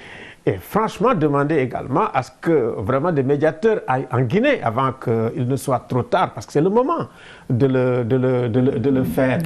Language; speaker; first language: French; non-native, local second language; Wolof